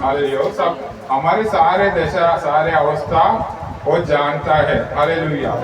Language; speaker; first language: Hindi; non-native, local second language; Malayalam